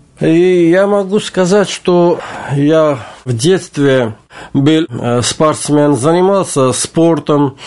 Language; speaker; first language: Russian; non-native, local second language; Armenian